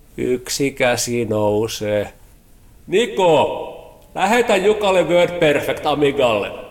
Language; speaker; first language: Finnish; early bilingual, heritage; Finnish